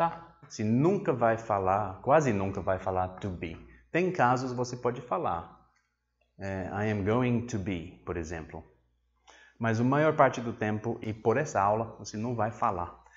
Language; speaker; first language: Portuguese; non-native, fluent; English